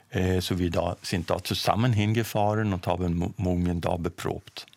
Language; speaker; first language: German; non-native, fluent; Swedish